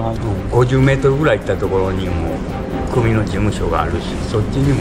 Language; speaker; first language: Japanese; native; Japanese